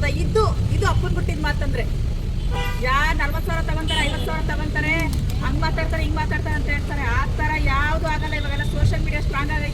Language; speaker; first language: Kannada; native; Kannada